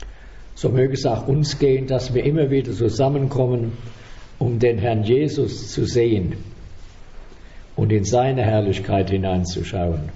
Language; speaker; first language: German; native; German